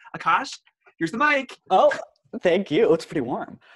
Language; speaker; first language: English; native; English